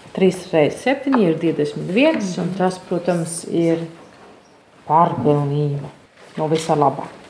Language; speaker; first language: Latvian; non-native, fluent; German